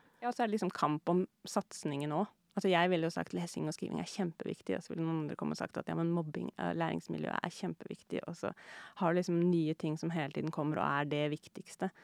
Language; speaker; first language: Norwegian; native; Norwegian